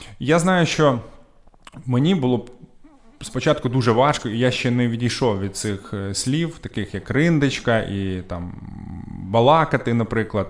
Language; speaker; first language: Ukrainian; native; Ukrainian